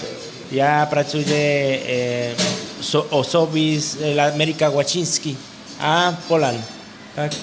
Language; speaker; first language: Polish; non-native, learner; Spanish